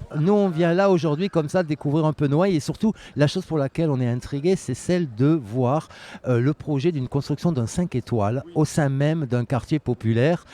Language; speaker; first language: French; native; French